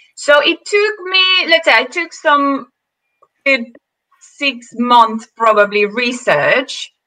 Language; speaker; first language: English; non-native, fluent; Spanish